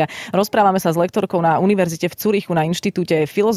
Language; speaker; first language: Slovak; native; Slovak